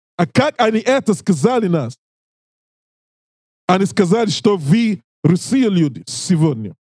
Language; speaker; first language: Russian; non-native, learner; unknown